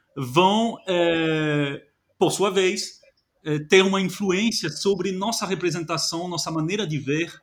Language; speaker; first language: Portuguese; non-native, fluent; French